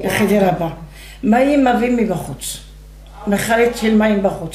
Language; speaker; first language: Hebrew; non-native, fluent; Arabic